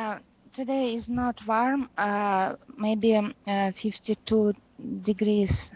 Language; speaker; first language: English; non-native, learner; Russian